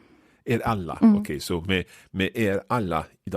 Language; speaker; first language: Swedish; non-native, learner; English